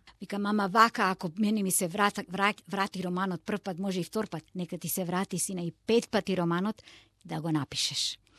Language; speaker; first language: Macedonian; non-native, local second language; Turkish